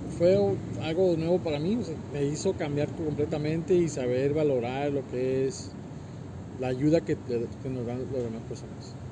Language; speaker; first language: Spanish; early bilingual, heritage; Spanish